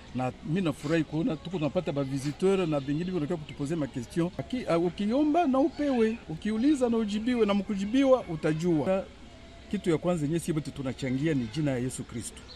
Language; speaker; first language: Swahili; native; Swahili